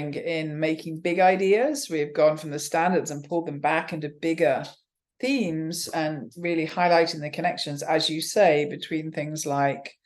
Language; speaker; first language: English; native; English